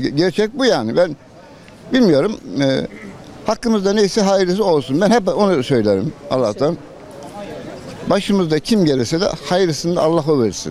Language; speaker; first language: Turkish; native; Turkish